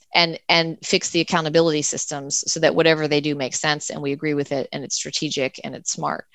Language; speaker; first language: English; native; English